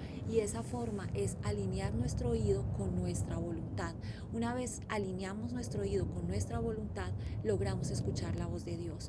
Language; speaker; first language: Spanish; native; Spanish